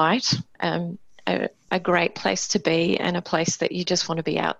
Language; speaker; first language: English; native; English